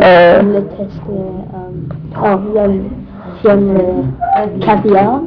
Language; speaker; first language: French; non-native, learner; English